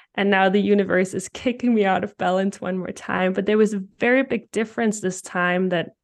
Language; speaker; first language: English; non-native, fluent; Danish